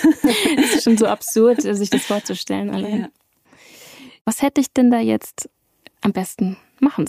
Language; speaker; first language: German; native; German